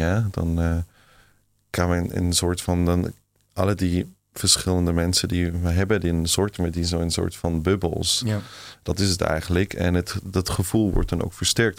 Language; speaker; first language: Dutch; non-native, fluent; German